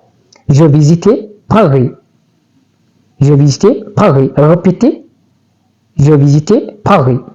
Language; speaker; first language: French; non-native, learner; Amharic